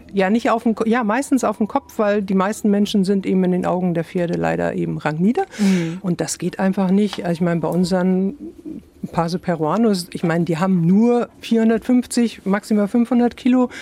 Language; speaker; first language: German; native; German